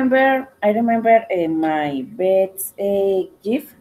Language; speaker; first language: English; non-native, learner; Spanish